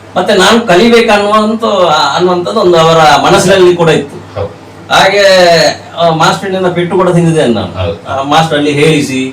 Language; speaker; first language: Kannada; native; Kannada